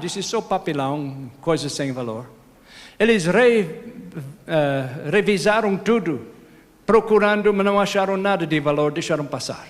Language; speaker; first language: Portuguese; non-native, fluent; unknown